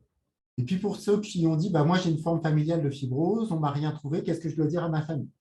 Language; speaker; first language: French; native; French